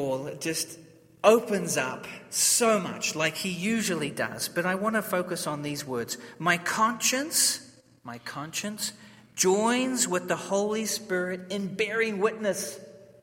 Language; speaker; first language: English; native; English